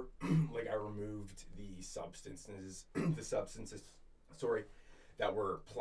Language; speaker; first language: English; native; English